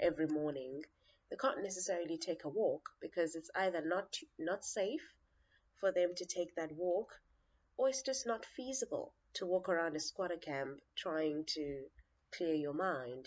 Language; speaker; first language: English; non-native, local second language; Xhosa